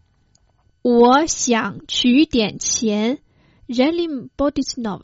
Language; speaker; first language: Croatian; non-native, fluent; Chinese